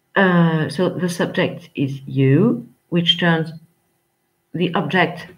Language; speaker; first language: English; non-native, fluent; French